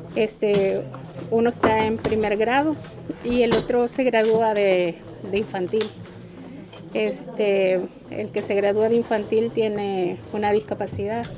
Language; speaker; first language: Spanish; native; Spanish